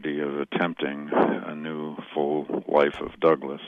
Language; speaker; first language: English; native; English